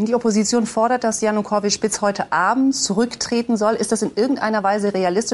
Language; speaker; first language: German; native; German